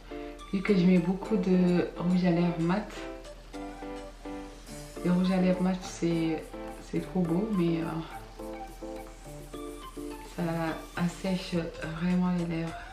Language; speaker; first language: French; early bilingual, other home language; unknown